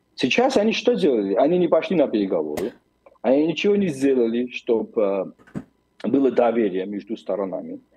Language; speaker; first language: Russian; non-native, local second language; Armenian